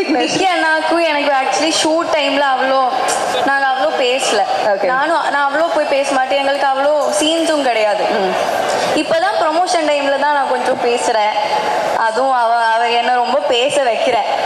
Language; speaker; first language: Tamil; non-native, local second language; Malayalam